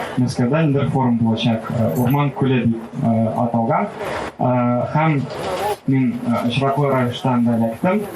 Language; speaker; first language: Tatar; non-native, local second language; Russian